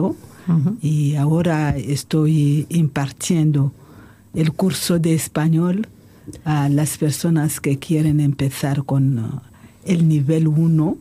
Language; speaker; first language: Spanish; non-native, fluent; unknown